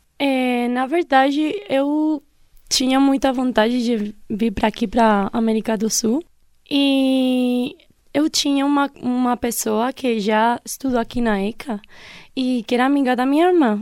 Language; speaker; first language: Portuguese; non-native, fluent; Spanish